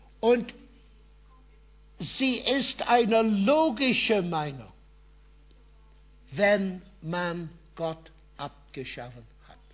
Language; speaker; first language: German; non-native, fluent; English